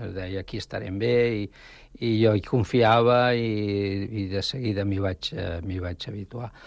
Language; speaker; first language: Catalan; non-native, local second language; Spanish